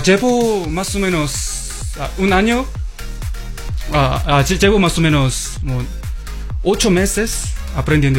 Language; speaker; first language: Spanish; non-native, learner; Korean